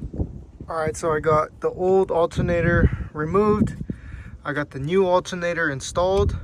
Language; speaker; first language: English; native; English